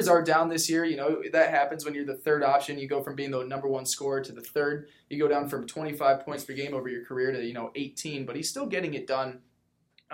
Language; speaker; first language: English; native; English